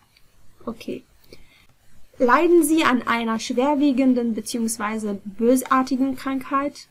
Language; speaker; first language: German; non-native, fluent; Arabic